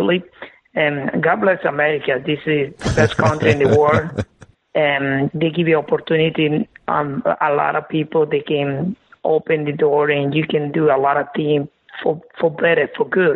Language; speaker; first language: English; non-native, learner; Spanish